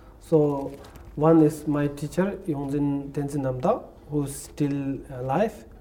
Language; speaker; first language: English; non-native, learner; Tibetan